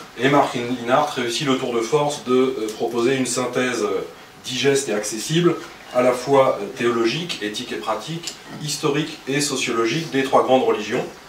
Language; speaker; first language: French; native; French